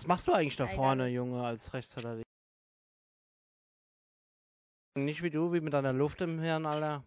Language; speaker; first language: German; native; German